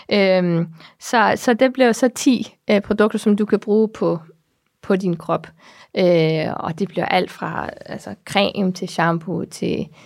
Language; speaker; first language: Danish; early bilingual, heritage; Danish